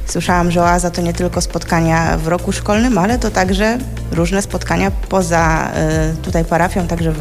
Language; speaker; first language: Polish; native; Polish